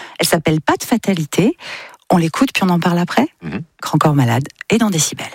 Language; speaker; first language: French; native; French